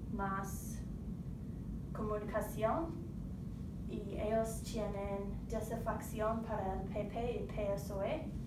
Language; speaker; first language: Spanish; non-native, learner; English